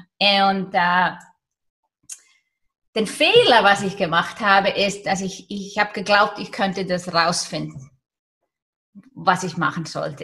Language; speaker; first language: German; non-native, fluent; Icelandic